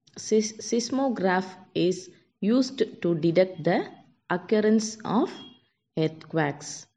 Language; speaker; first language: English; non-native, local second language; Tamil